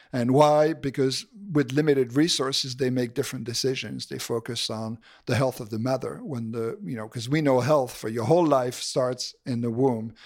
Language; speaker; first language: English; non-native, fluent; French